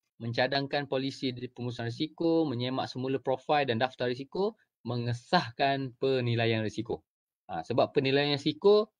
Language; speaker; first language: Malay; native; Malay